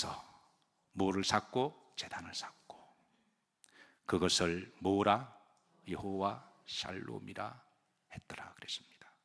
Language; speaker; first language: Korean; native; Korean